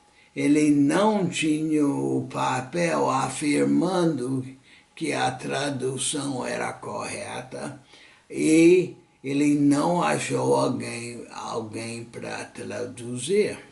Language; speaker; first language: Portuguese; non-native, fluent; English